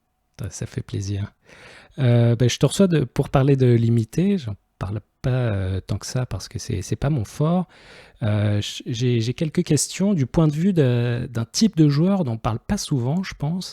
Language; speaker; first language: French; native; French